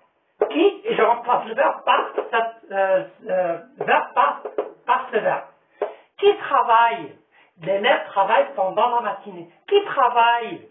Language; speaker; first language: French; non-native, local second language; Arabic